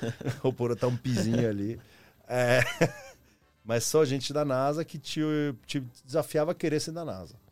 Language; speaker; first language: Portuguese; early bilingual, other home language; Spanish